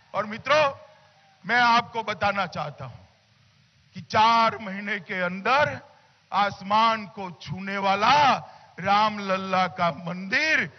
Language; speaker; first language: Hindi; non-native, local second language; Gujarati